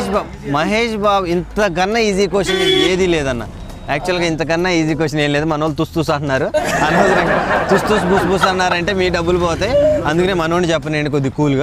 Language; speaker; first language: Telugu; native; Telugu